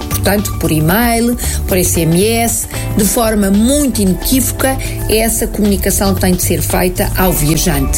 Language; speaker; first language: Portuguese; native; Portuguese